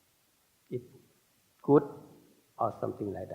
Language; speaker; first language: English; non-native, learner; Thai